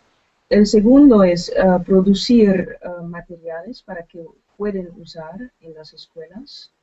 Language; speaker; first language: Spanish; non-native, learner; Dutch